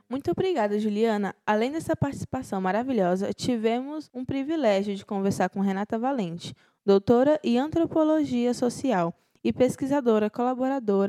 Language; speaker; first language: Portuguese; native; Portuguese